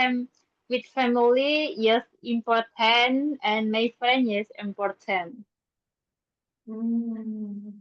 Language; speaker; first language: English; non-native, learner; Indonesian